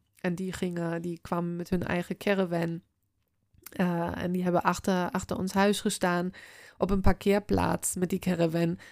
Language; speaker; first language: Dutch; non-native, fluent; German